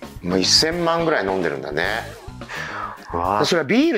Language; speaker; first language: Japanese; native; Japanese